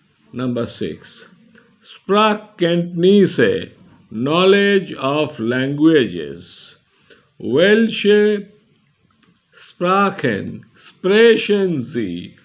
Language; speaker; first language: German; non-native, learner; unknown